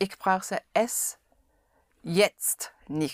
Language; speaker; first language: German; non-native, learner; English